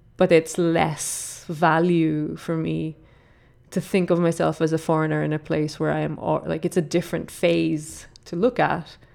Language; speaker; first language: English; non-native, fluent; Hebrew